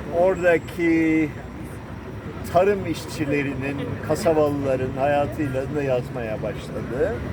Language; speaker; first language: Turkish; native; Turkish